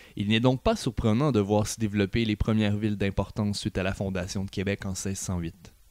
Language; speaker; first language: French; native; French